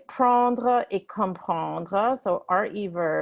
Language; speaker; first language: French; non-native, fluent; English